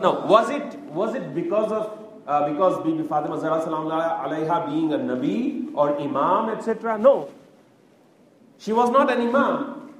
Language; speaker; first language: English; non-native, local second language; Urdu